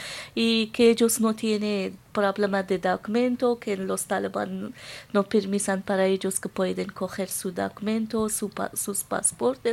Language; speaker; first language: Spanish; non-native, learner; Persian